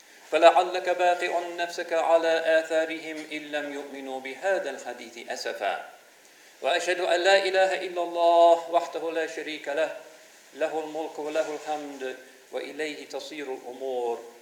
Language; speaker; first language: Arabic; non-native, fluent; English